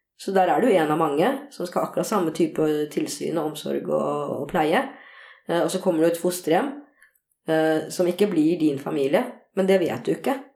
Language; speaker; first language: Norwegian; early bilingual, other home language; Korean